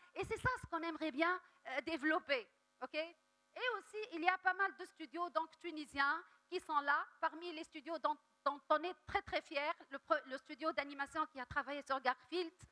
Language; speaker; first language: French; non-native, local second language; Arabic